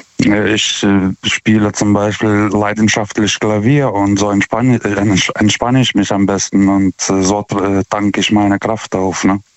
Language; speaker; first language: German; non-native, fluent; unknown